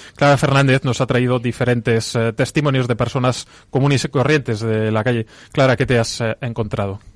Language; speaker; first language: Spanish; native; Spanish